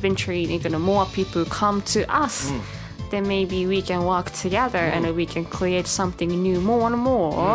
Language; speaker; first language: English; non-native, fluent; Japanese